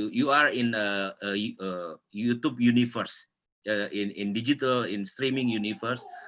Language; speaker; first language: English; non-native, local second language; Indonesian